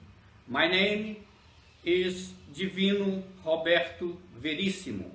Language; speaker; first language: English; non-native, fluent; Portuguese